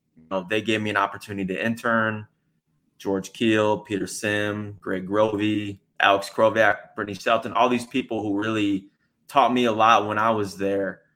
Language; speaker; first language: English; native; English